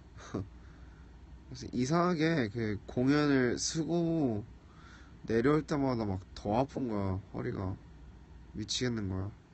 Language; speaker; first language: Korean; early bilingual, heritage; Korean